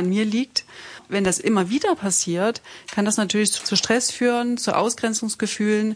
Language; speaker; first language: German; native; German